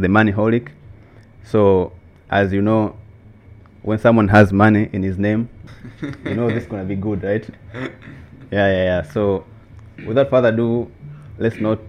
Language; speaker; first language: English; non-native, local second language; Swahili